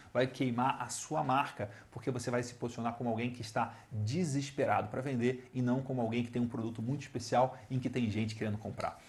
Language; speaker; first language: Portuguese; native; Portuguese